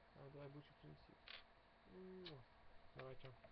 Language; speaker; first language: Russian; non-native, local second language; Latvian